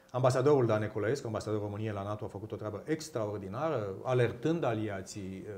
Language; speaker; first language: Romanian; native; Romanian